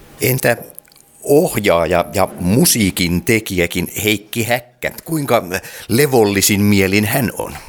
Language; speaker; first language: Finnish; native; Finnish